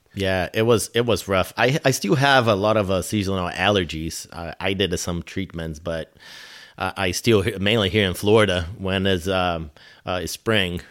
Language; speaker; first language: English; non-native, fluent; Portuguese